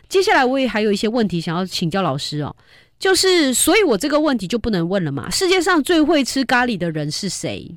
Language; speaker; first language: Chinese; native; Chinese